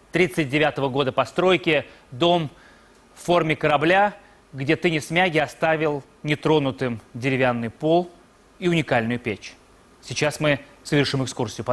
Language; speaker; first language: Russian; native; Russian